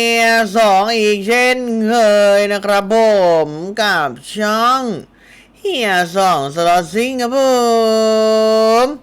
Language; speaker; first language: Thai; native; Thai